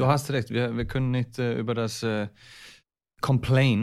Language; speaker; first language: German; non-native, learner; Icelandic